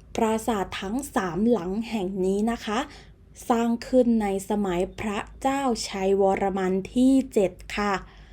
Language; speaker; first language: Thai; native; Thai